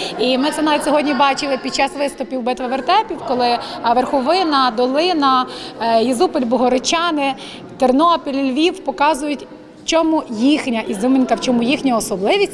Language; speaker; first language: Ukrainian; native; Ukrainian